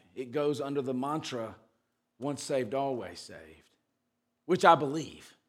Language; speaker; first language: English; native; English